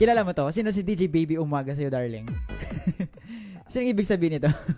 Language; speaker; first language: Filipino; native; Filipino